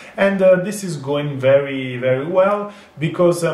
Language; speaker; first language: English; non-native, fluent; Italian